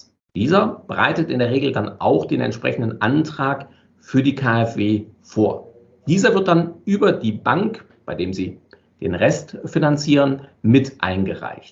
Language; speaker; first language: German; native; German